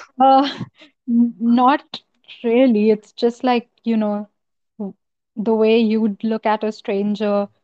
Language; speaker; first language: English; non-native, local second language; Hindi